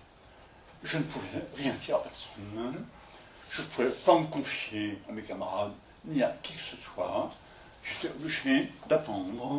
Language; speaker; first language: French; native; French